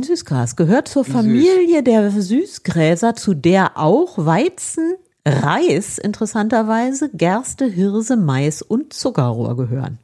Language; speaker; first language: German; native; German